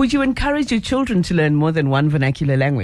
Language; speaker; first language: English; non-native, local second language; Zulu